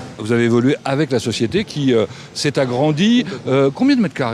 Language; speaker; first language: French; native; French